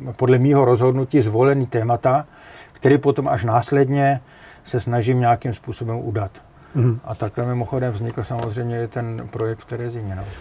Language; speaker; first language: Czech; native; Czech